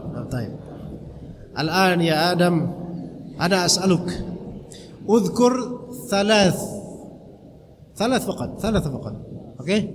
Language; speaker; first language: Arabic; non-native, fluent; Indonesian